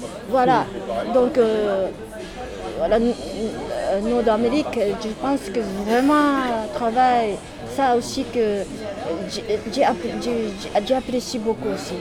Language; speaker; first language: French; non-native, learner; Japanese